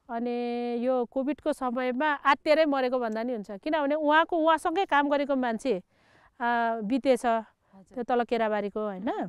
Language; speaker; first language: Nepali; native; Nepali